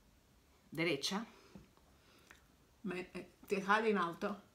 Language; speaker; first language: Spanish; non-native, learner; Italian